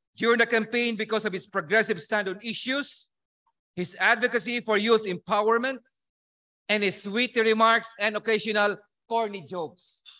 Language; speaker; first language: English; non-native, local second language; Filipino